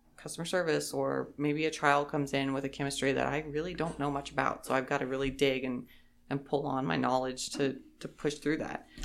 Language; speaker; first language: English; native; English